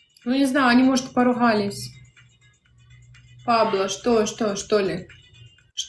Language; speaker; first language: Russian; native; Russian